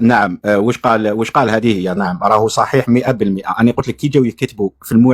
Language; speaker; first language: Arabic; native; Arabic